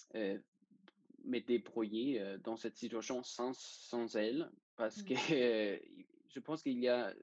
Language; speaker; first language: French; non-native, fluent; Danish